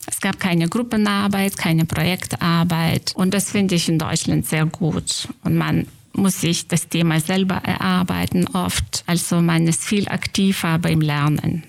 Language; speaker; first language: German; non-native, fluent; Lithuanian